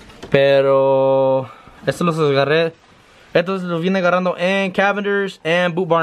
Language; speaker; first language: Spanish; early bilingual, heritage; Spanish